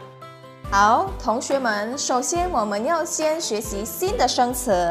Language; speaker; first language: Chinese; non-native, fluent; Indonesian